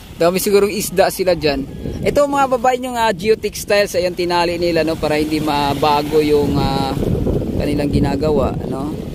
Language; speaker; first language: Filipino; non-native, local second language; Cebuano